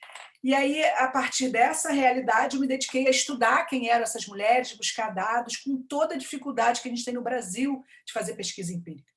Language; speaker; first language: Portuguese; native; Portuguese